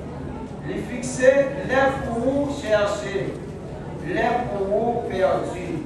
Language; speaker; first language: French; non-native, local second language; Haitian Creole